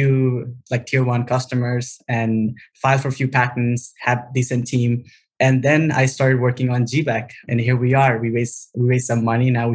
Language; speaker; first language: English; non-native, local second language; Nepali